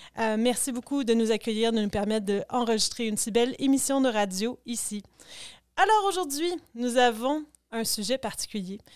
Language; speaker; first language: French; native; French